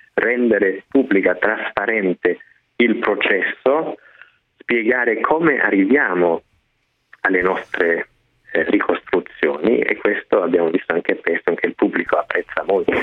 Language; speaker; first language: Italian; non-native, fluent; German